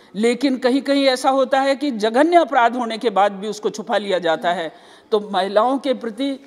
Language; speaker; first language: Hindi; native; Hindi